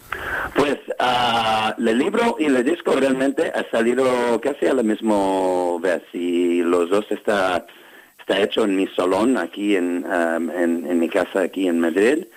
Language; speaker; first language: Spanish; non-native, learner; English